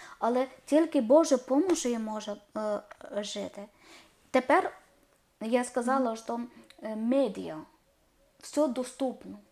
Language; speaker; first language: Ukrainian; non-native, learner; Malayalam